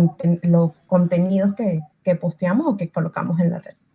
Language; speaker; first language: Spanish; native; Spanish